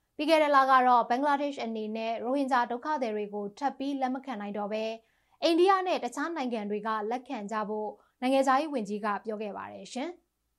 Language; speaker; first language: Burmese; native; Burmese